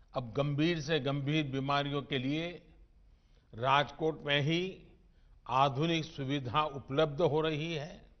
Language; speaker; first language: Hindi; non-native, local second language; Gujarati